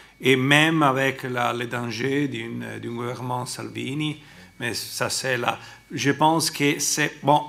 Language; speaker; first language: French; non-native, fluent; Italian